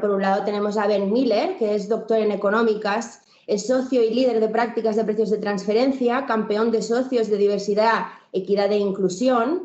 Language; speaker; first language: Spanish; native; Spanish